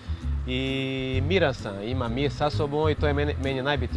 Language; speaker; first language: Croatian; non-native, fluent; Portuguese